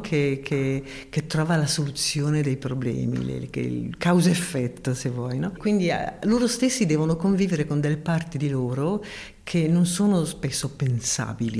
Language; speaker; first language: Italian; native; Italian